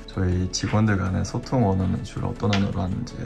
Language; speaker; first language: Korean; non-native, fluent; Mongolian